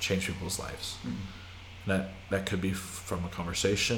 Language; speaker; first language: English; native; English